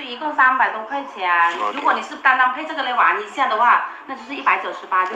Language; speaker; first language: Chinese; native; Chinese